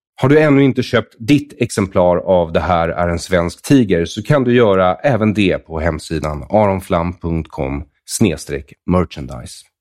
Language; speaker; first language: Swedish; native; Swedish